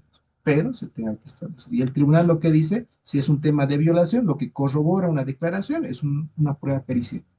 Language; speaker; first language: Spanish; native; Spanish